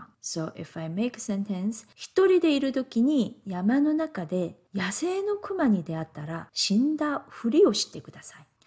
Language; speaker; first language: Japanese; non-native, fluent; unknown